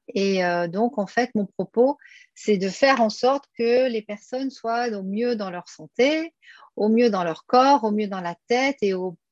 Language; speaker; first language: French; native; French